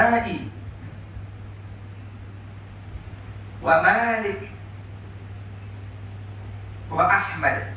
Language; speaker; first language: Arabic; non-native, fluent; Malay